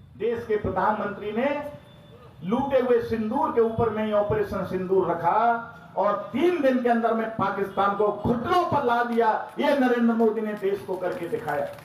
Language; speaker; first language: Hindi; native; Hindi